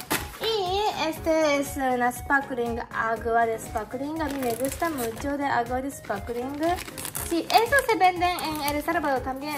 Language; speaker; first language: Spanish; non-native, learner; Japanese